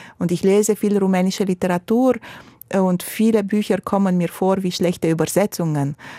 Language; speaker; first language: German; non-native, fluent; Romanian